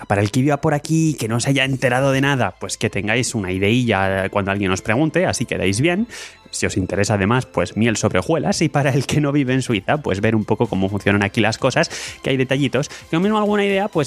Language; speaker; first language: Spanish; native; Spanish